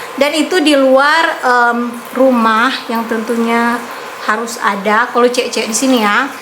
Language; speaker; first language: Indonesian; native; Indonesian